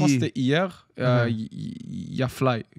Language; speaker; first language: French; native; French